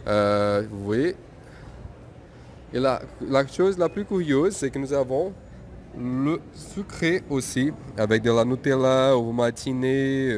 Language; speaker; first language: French; non-native, fluent; Portuguese